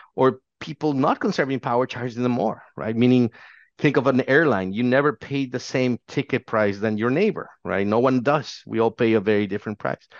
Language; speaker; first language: English; non-native, fluent; Spanish